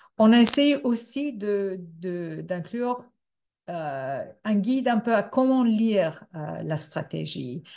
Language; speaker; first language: French; non-native, fluent; English